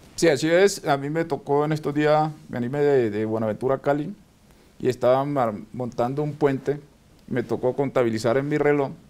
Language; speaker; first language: Spanish; native; Spanish